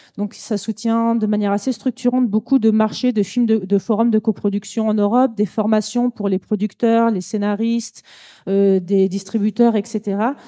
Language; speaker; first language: French; native; French